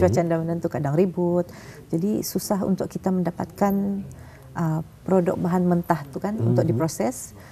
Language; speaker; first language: Malay; native; Malay